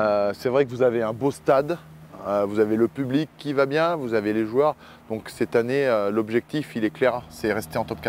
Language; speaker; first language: French; native; French